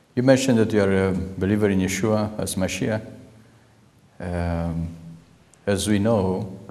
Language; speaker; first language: English; non-native, fluent; Romanian